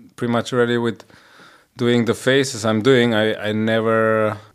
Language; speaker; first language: English; non-native, fluent; Slovenian